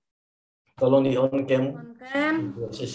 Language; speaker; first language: Indonesian; native; Indonesian